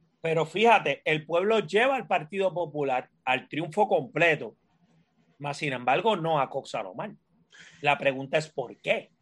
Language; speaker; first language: Spanish; native; Spanish